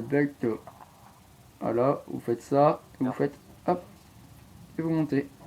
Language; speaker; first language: French; native; French